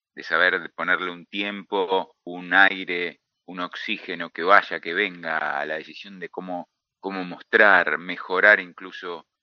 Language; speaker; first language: Spanish; native; Spanish